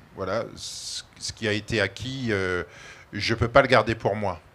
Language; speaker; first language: French; native; French